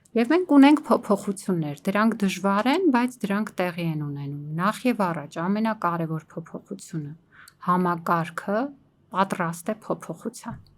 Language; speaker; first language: Armenian; native; Armenian